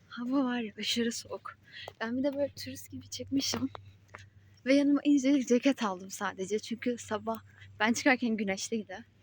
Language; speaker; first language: Turkish; native; Turkish